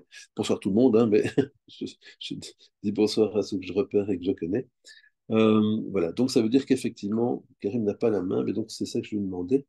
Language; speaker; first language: French; native; French